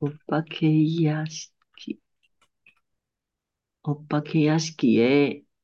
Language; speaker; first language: Japanese; non-native, learner; Chinese